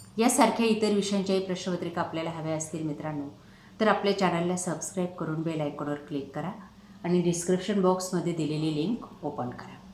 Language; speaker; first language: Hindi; non-native, local second language; Marathi